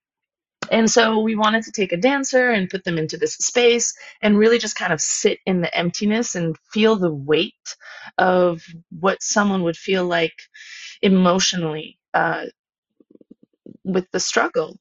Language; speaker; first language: English; native; English